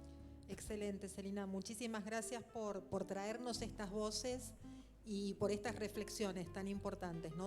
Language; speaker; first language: Spanish; native; Spanish